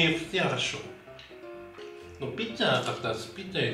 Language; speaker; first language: Russian; non-native, learner; Korean